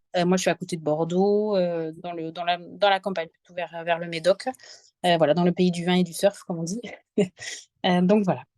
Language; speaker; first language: French; native; French